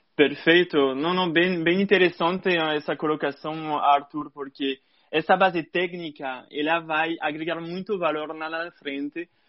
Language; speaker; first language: Portuguese; non-native, fluent; French